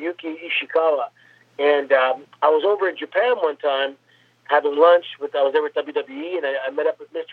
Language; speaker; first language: English; native; English